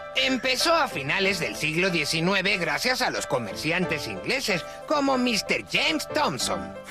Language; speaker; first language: Spanish; native; Spanish